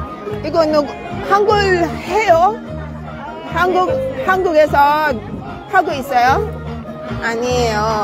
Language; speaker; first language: Korean; non-native, learner; Filipino